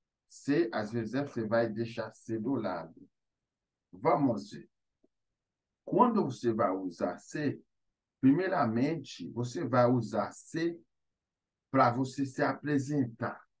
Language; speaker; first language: Portuguese; non-native, fluent; Haitian Creole